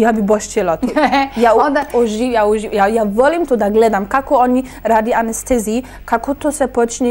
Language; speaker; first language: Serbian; early bilingual, heritage; German